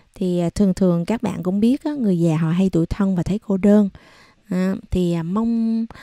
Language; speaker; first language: Vietnamese; native; Vietnamese